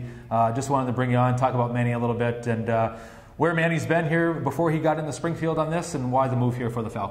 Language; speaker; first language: English; native; English